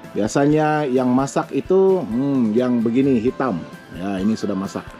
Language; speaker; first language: Malay; non-native, local second language; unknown